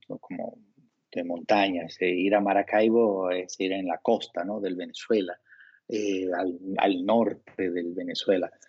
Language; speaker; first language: Spanish; native; Spanish